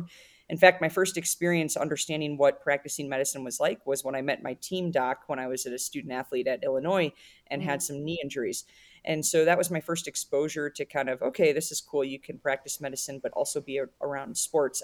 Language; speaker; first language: English; native; English